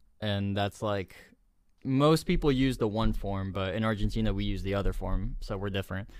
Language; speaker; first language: English; early bilingual, other home language; Spanish